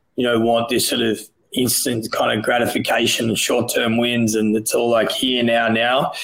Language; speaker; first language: English; native; English